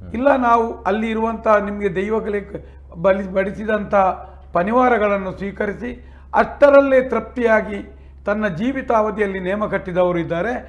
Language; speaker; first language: Kannada; non-native, local second language; Tulu